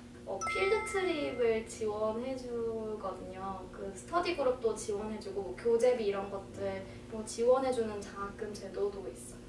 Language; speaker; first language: Korean; early bilingual, heritage; Korean